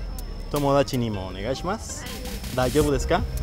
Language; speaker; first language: Japanese; non-native, learner; Spanish